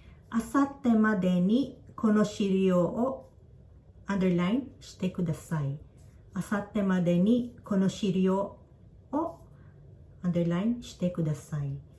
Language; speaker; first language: Japanese; non-native, fluent; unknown